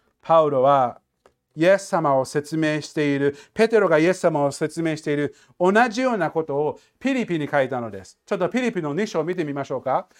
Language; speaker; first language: Japanese; non-native, fluent; English